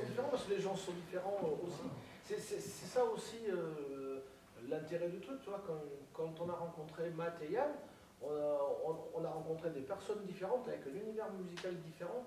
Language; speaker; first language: French; native; French